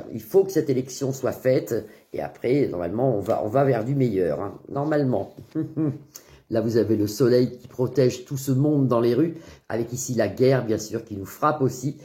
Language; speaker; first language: French; native; French